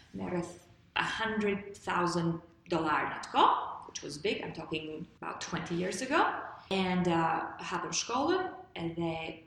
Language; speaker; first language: Albanian; native; Albanian